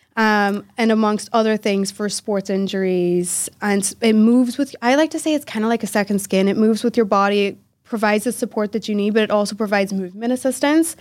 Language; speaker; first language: English; native; English